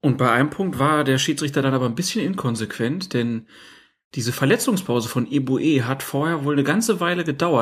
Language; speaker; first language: German; native; German